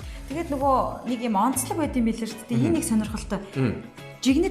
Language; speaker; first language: Mongolian; native; Mongolian